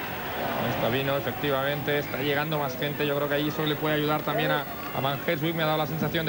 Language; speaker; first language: Spanish; native; Spanish